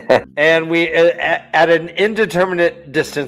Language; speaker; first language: English; native; English